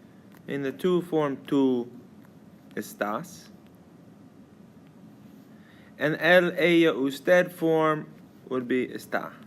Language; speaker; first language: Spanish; non-native, fluent; English